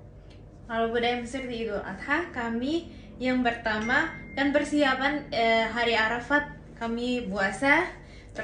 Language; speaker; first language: Indonesian; non-native, fluent; Arabic